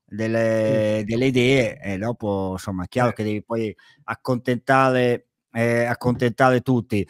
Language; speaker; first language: Italian; native; Italian